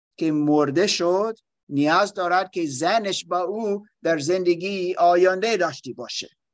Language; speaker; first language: Persian; non-native, learner; German